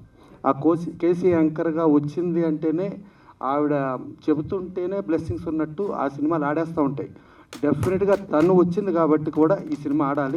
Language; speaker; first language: Telugu; native; Telugu